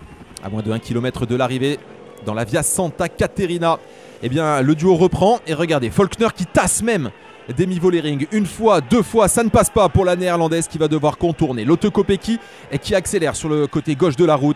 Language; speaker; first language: French; native; French